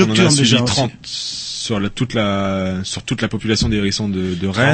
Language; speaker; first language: French; native; French